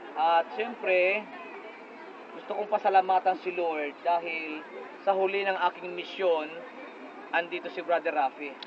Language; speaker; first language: Filipino; native; Filipino